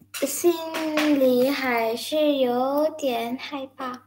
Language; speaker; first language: Chinese; non-native, learner; Indonesian